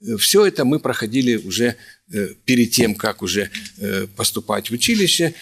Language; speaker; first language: Russian; native; Russian